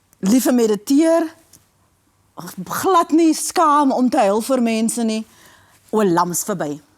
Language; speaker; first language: Afrikaans; native; Afrikaans